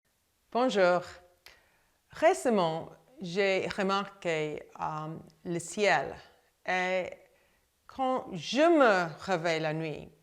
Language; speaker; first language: French; non-native, fluent; English